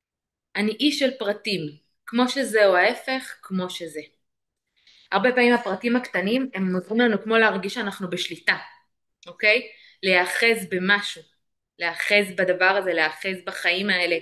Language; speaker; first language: Hebrew; native; Hebrew